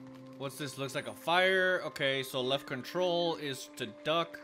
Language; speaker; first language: English; native; English